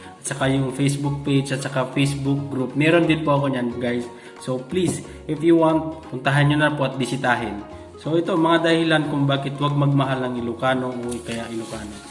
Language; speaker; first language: Filipino; non-native, local second language; Iloko